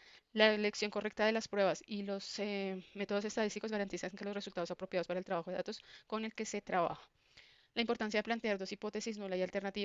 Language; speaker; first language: Spanish; native; Spanish